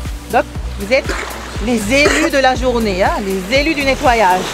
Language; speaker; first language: French; native; French